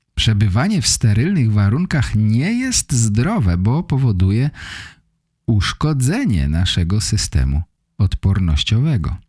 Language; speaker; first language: Polish; native; Polish